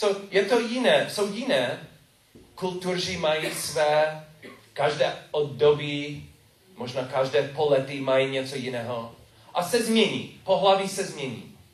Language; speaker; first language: Czech; non-native, learner; English